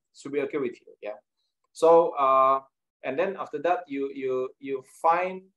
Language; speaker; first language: English; non-native, fluent; Indonesian